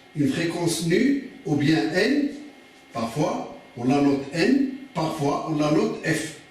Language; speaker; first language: French; non-native, local second language; Arabic